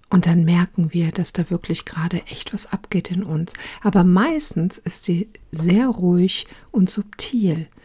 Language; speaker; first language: German; early bilingual, other home language; Croatian